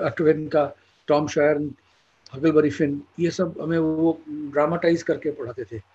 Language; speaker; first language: Hindi; non-native, local second language; Bangla